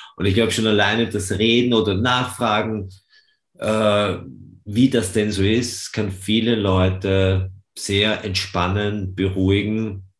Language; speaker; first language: German; native; German